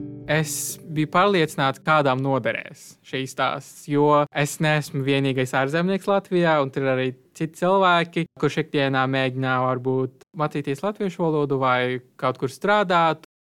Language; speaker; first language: Latvian; non-native, fluent; Turkish